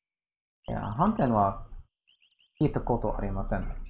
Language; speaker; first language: Japanese; non-native, learner; English